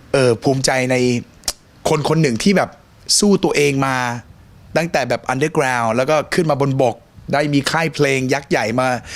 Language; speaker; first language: Thai; early bilingual, heritage; Thai